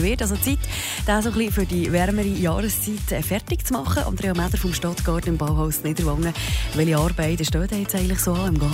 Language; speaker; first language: German; native; German